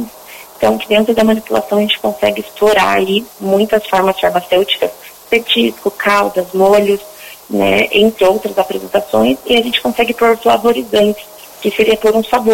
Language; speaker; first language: Portuguese; native; Portuguese